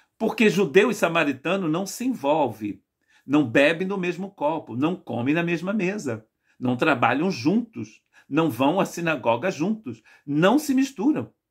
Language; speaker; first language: Portuguese; native; Portuguese